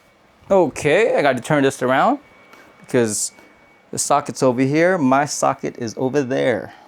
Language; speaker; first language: English; native; English